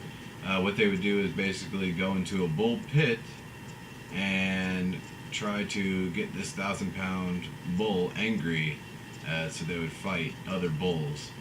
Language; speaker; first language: English; native; English